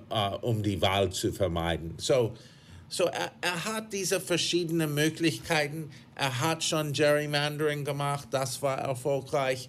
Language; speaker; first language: German; non-native, fluent; English